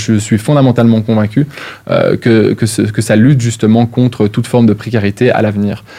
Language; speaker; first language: French; native; French